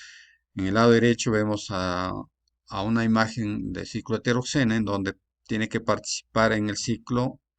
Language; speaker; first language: Spanish; native; Spanish